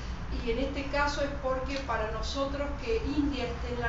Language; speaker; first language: Spanish; native; Spanish